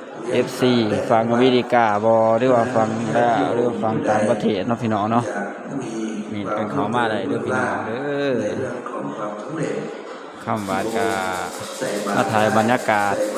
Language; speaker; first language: Thai; non-native, local second language; Northeastern Thai